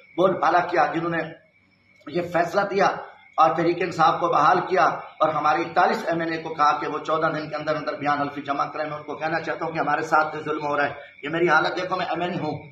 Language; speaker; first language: Urdu; non-native, local second language; Saraiki